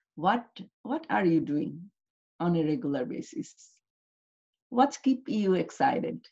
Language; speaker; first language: English; non-native, local second language; Bangla